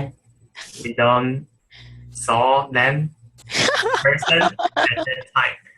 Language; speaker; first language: English; non-native, learner; Chinese